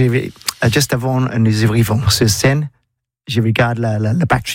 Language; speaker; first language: French; non-native, learner; English